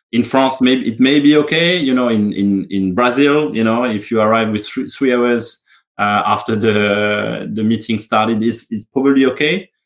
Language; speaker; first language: English; non-native, fluent; French